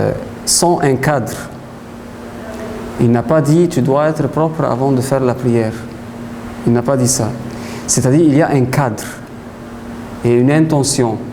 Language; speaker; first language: French; non-native, fluent; Arabic